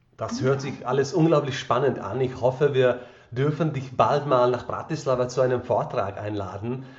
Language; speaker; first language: German; non-native, fluent; Slovak